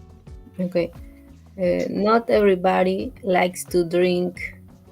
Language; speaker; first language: English; non-native, learner; Spanish